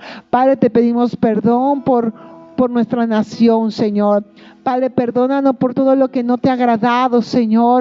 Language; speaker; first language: Spanish; native; Spanish